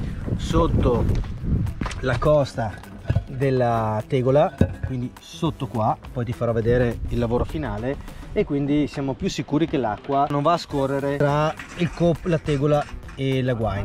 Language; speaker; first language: Italian; native; Italian